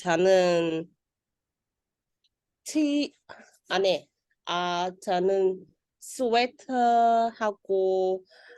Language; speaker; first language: Korean; non-native, learner; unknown